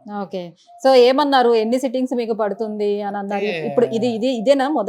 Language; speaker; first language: Telugu; native; Telugu